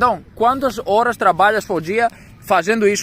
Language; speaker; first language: Portuguese; non-native, fluent; Greek